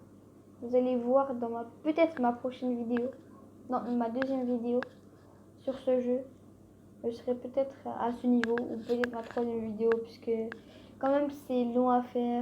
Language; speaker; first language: French; native; French